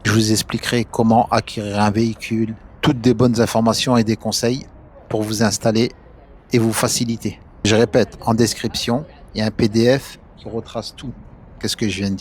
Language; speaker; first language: French; native; French